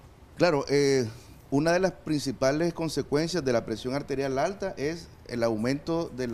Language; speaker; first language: Spanish; native; Spanish